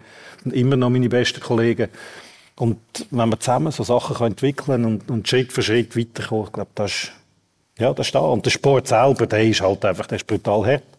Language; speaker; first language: German; native; German